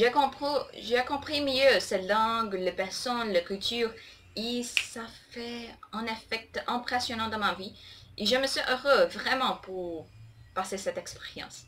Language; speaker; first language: French; non-native, learner; Portuguese